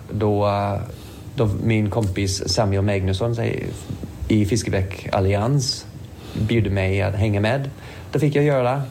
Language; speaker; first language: Swedish; non-native, fluent; English